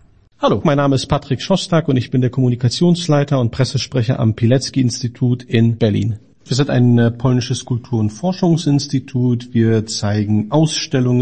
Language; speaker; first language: German; native; German